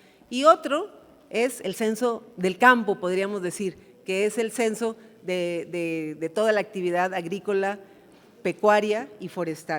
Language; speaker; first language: Spanish; native; Spanish